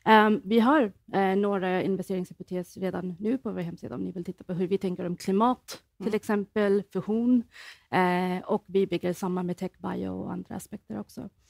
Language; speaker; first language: Swedish; non-native, fluent; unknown